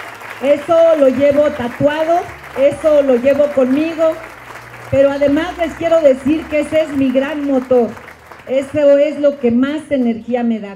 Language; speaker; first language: Spanish; native; Spanish